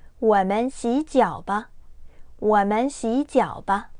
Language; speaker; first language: Chinese; non-native, fluent; Korean